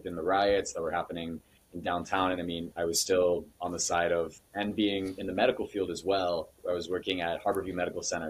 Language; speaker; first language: English; native; English